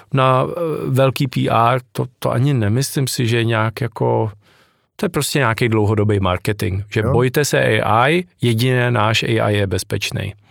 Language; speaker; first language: Czech; native; Czech